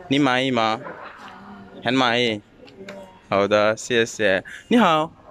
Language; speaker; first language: Chinese; non-native, learner; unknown